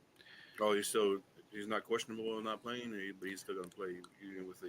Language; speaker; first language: English; native; English